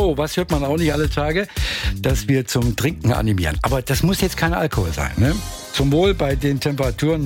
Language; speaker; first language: German; native; German